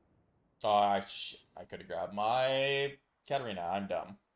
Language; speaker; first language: English; native; English